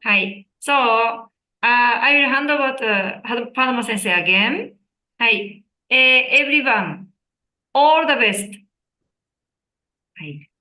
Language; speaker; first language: English; non-native, learner; Japanese